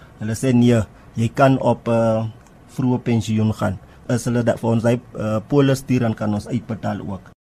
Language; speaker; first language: Afrikaans; non-native, local second language; Tswana